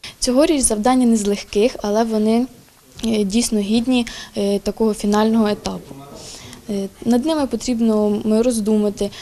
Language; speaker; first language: Ukrainian; native; Ukrainian